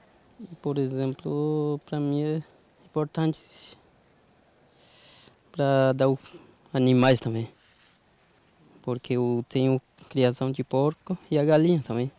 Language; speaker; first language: Portuguese; non-native, local second language; Guarani